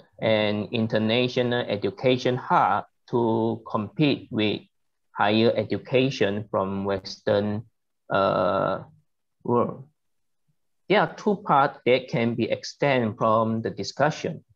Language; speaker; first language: English; non-native, learner; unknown